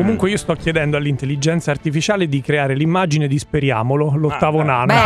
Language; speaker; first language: Italian; native; Italian